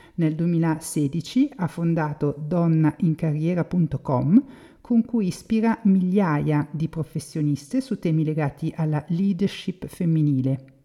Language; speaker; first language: Italian; native; Italian